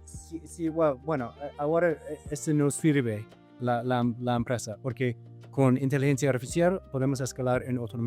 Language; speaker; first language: Spanish; non-native, fluent; English